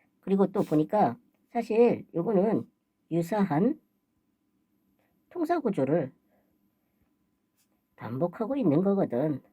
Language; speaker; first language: Korean; native; Korean